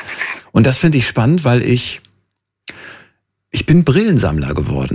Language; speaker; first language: German; native; German